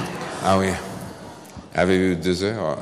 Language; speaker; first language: French; non-native, fluent; English